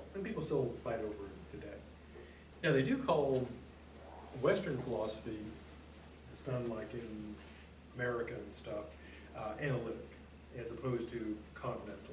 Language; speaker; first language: English; native; English